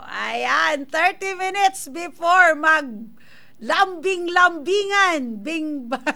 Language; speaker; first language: Filipino; non-native, local second language; Hiligaynon